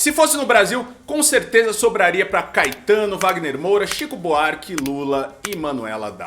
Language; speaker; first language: Portuguese; native; Portuguese